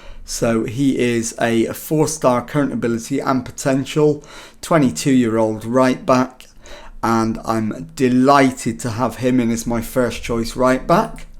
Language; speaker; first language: English; native; English